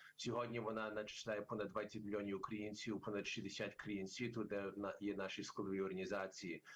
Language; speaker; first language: Ukrainian; early bilingual, heritage; English